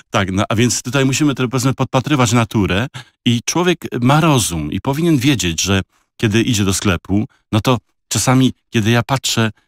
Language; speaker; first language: Polish; native; Polish